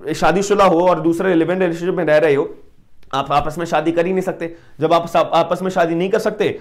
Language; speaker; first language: Hindi; native; Hindi